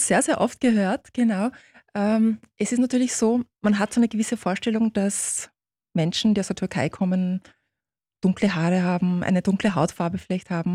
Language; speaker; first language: German; early bilingual, other home language; Turkish